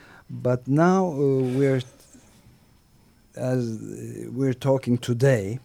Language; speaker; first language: English; non-native, fluent; Turkish